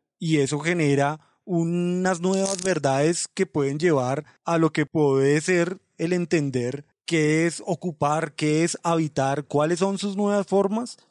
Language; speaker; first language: Spanish; native; Spanish